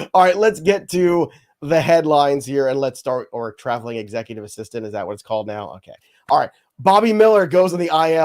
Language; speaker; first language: English; native; English